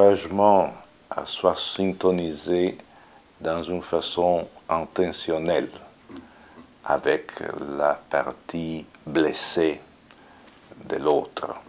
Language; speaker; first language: French; non-native, fluent; Italian